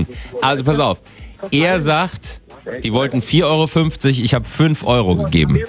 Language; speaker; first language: German; native; German